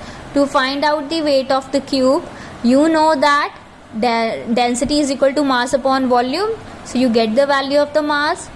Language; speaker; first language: English; non-native, local second language; Hindi